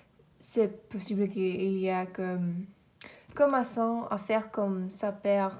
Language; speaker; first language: French; non-native, learner; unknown